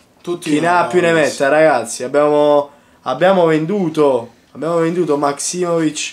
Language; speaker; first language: Italian; native; Italian